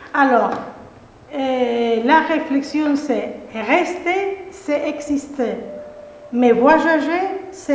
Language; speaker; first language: French; non-native, fluent; Spanish